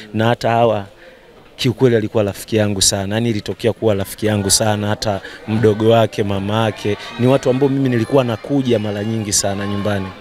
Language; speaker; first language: Swahili; native; Swahili